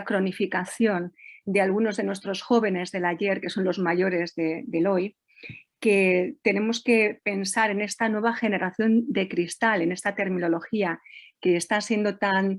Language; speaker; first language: Spanish; native; Spanish